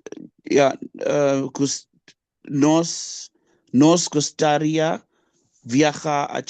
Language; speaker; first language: Spanish; non-native, learner; English